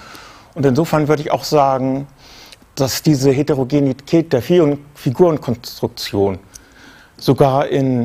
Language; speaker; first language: German; native; German